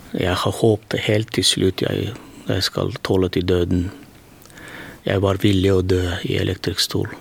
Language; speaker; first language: Norwegian; non-native, fluent; Turkmen